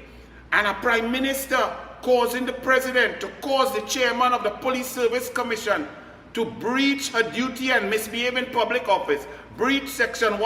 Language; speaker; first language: English; native; English